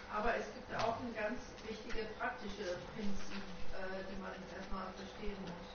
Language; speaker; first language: German; non-native, fluent; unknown